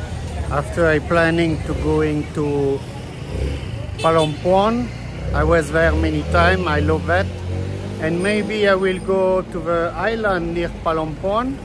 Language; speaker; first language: English; non-native, learner; French